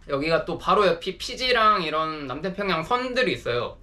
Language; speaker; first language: Korean; native; Korean